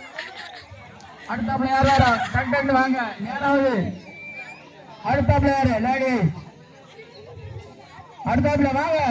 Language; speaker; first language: Tamil; native; Tamil